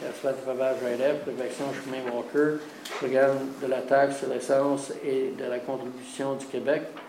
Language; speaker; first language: French; native; French